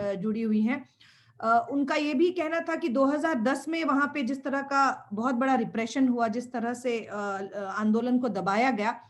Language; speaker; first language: Hindi; non-native, local second language; Bangla